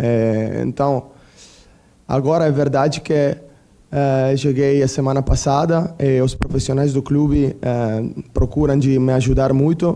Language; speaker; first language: Portuguese; non-native, fluent; Italian